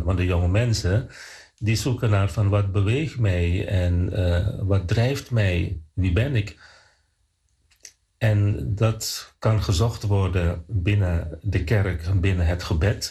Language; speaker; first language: Dutch; non-native, fluent; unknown